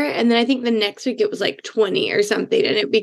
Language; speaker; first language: English; native; English